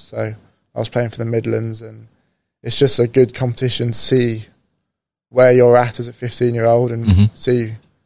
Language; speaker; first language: English; native; English